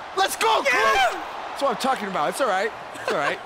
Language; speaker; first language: English; native; English